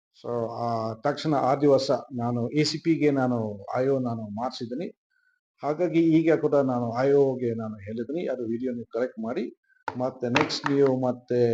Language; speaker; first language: Kannada; non-native, fluent; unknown